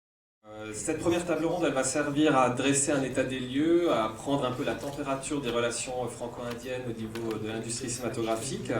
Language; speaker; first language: French; native; French